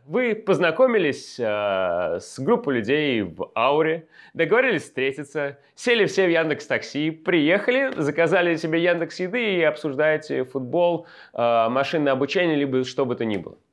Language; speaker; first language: Russian; native; Russian